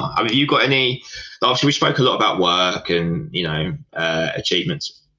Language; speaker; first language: English; native; English